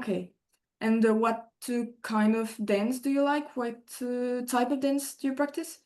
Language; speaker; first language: English; non-native, fluent; French